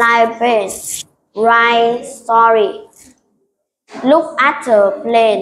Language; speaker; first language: English; non-native, learner; Vietnamese